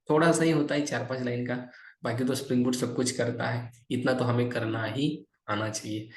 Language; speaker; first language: Hindi; non-native, local second language; Marathi